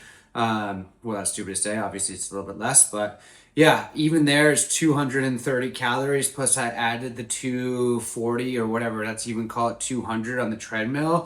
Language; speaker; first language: English; native; English